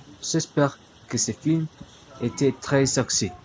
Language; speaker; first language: French; non-native, learner; Spanish